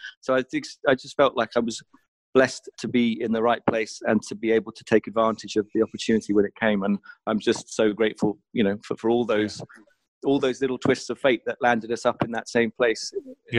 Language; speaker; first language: English; native; English